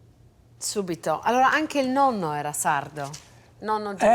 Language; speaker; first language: Italian; early bilingual, heritage; Italian